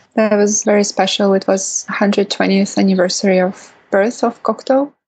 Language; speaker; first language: English; non-native, fluent; Russian